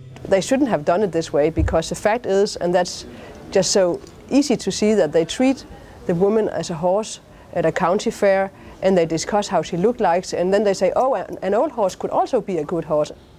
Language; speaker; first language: English; non-native, fluent; Danish